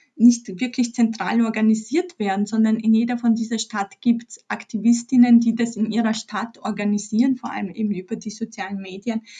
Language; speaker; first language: German; early bilingual, other home language; Polish